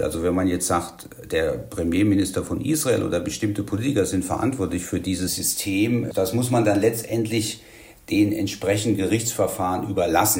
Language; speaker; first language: German; native; German